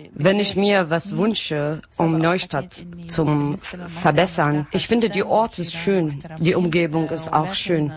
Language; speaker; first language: German; non-native, learner; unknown